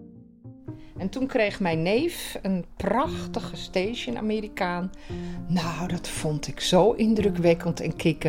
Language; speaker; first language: Dutch; native; Dutch